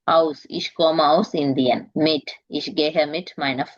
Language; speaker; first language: German; non-native, learner; Tamil